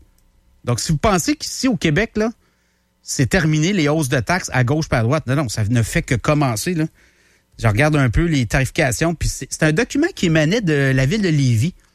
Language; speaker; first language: French; native; French